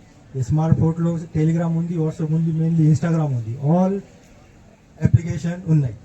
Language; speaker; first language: Telugu; non-native, learner; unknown